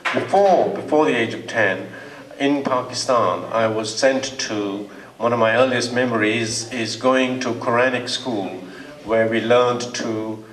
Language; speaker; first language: English; native; English